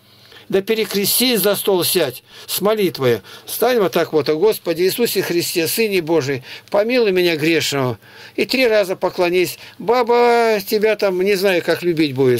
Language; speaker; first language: Russian; native; Russian